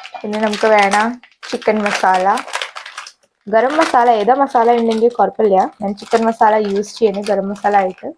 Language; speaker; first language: Malayalam; non-native, learner; Hindi